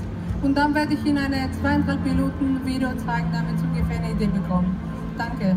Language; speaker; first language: German; non-native, fluent; Greek